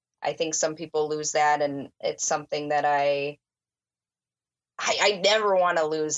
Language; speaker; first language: English; native; English